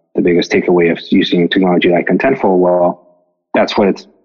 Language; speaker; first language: English; non-native, fluent; Spanish